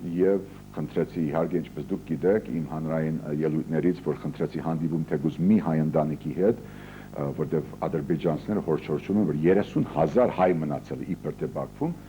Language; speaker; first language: Armenian; early bilingual, heritage; Armenian